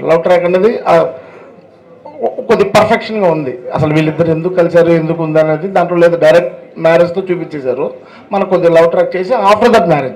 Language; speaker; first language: Telugu; native; Telugu